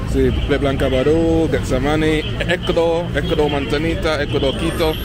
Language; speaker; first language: Spanish; non-native, learner; English